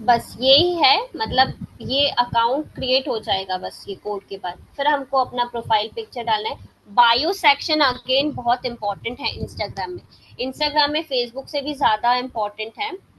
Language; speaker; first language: Hindi; native; Hindi